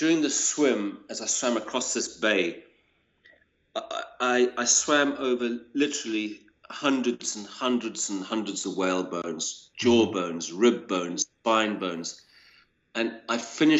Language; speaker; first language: English; native; English